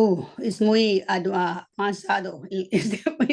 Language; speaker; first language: Spanish; non-native, learner; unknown